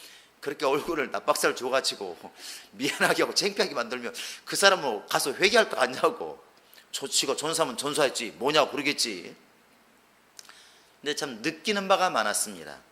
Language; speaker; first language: Korean; native; Korean